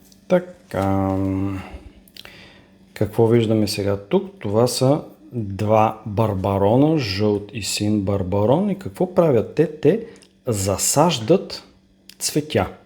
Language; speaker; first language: Bulgarian; native; Bulgarian